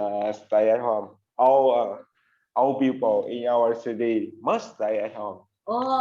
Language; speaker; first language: English; non-native, learner; Vietnamese